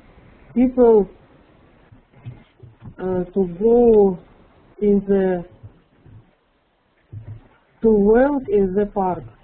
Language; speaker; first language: English; non-native, learner; Russian